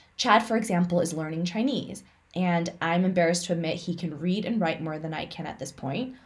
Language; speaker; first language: English; early bilingual, other home language; Min Nan Chinese